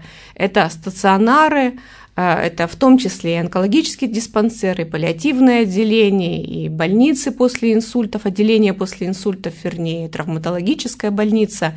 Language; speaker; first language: Russian; native; Russian